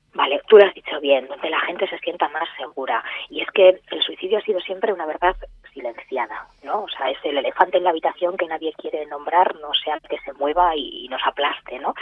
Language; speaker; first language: Spanish; native; Spanish